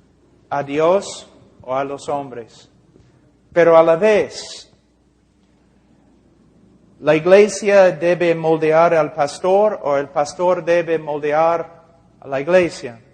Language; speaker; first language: Spanish; non-native, fluent; English